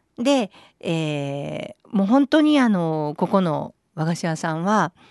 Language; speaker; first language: Japanese; native; Japanese